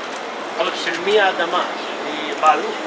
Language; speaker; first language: Hebrew; non-native, learner; English